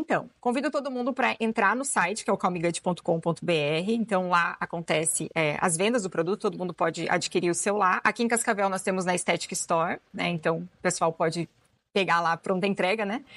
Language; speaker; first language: Portuguese; native; Portuguese